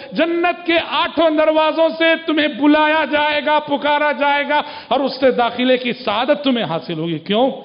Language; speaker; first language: Urdu; native; Urdu